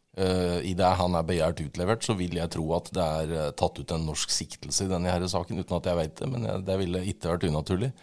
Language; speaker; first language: Norwegian; native; Norwegian